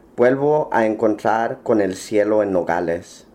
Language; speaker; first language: Spanish; early bilingual, heritage; Spanish